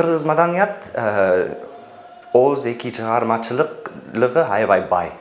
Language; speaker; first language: Kyrgyz; non-native, fluent; English